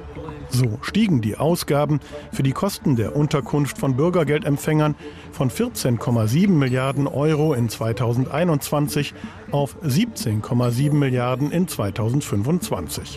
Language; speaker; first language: German; native; German